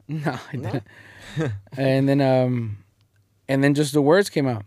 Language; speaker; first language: English; early bilingual, other home language; Spanish